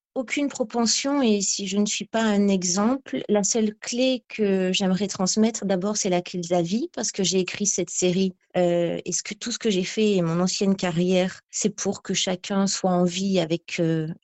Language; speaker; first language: French; native; French